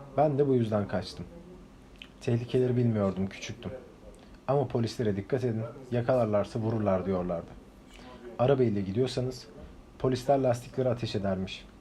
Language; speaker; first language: Turkish; non-native, fluent; Uzbek